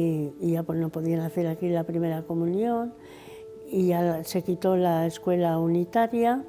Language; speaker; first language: Spanish; native; Spanish